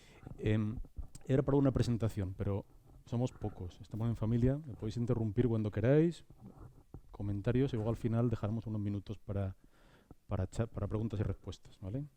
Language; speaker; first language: Spanish; native; Spanish